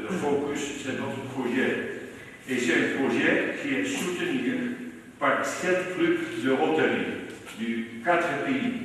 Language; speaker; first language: French; non-native, fluent; Dutch